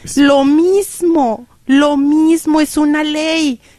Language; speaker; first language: Spanish; native; Spanish